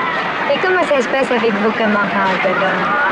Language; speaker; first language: French; native; French